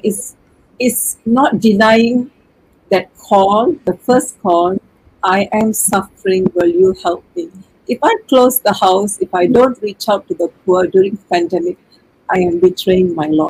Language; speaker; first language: English; non-native, local second language; Tamil